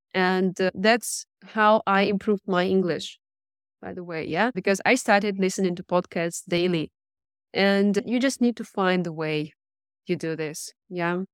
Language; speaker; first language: English; non-native, fluent; Russian